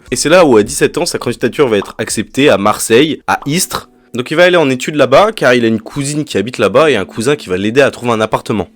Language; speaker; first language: French; native; French